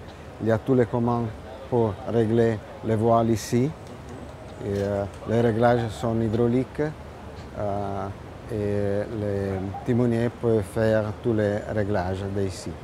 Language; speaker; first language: French; non-native, learner; Italian